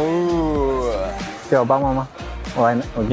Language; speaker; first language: Chinese; early bilingual, heritage; English